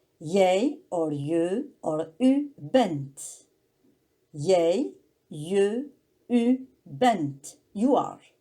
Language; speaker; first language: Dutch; non-native, learner; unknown